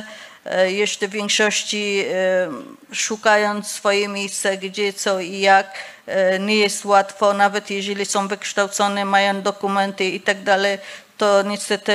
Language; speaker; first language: Polish; non-native, fluent; Persian